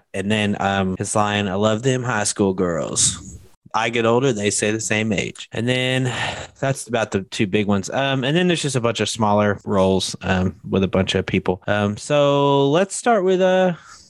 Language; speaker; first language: English; native; English